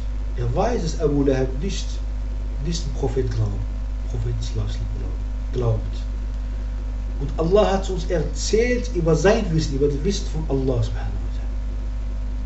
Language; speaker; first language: German; non-native, fluent; Arabic